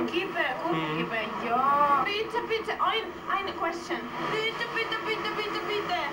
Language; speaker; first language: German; non-native, learner; Finnish